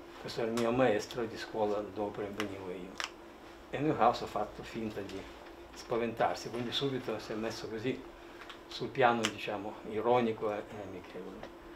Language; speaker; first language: Italian; non-native, fluent; Russian